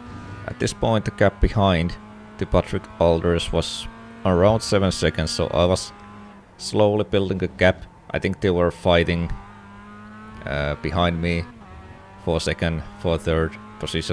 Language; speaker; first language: English; non-native, fluent; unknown